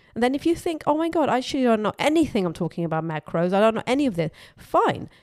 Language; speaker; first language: English; non-native, local second language; Urdu